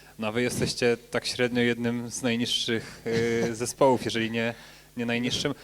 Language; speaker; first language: Polish; native; Polish